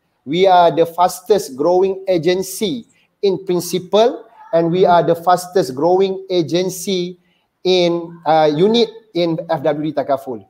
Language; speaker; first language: English; non-native, local second language; Malay